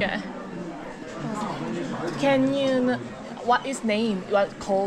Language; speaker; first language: English; non-native, learner; Korean